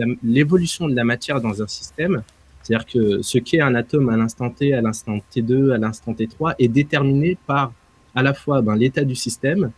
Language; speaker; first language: French; native; French